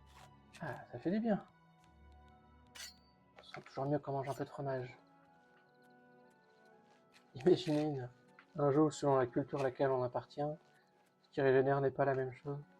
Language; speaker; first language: French; native; French